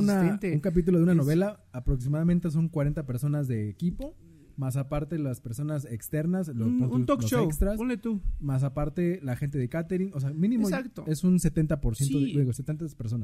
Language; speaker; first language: Spanish; native; Spanish